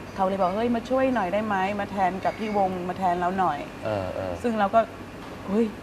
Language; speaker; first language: Thai; non-native, fluent; English